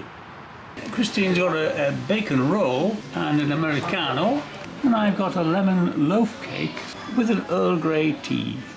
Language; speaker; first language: English; native; English